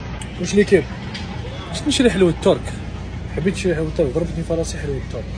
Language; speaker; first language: Arabic; native; Arabic